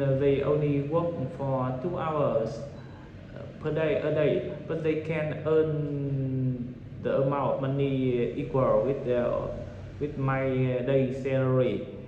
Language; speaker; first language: English; non-native, learner; Vietnamese